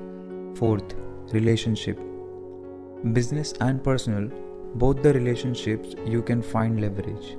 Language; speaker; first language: English; non-native, local second language; Hindi